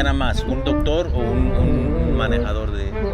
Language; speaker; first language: Spanish; early bilingual, heritage; Spanish